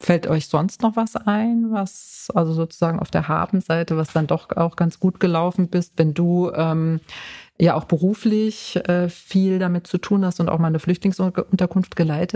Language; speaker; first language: German; native; German